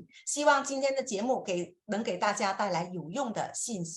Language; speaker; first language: Chinese; non-native, fluent; Indonesian